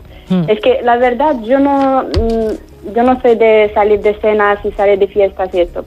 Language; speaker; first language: Spanish; non-native, fluent; Arabic